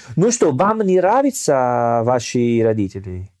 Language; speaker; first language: Russian; non-native, learner; Italian